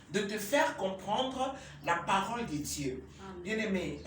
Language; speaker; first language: French; non-native, local second language; Lingala